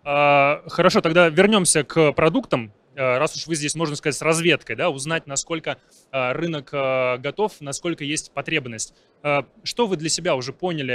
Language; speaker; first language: Russian; native; Russian